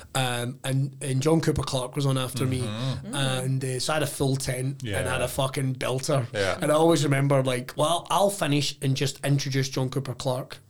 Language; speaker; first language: English; native; English